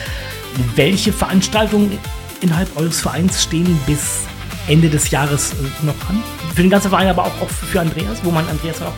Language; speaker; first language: German; native; German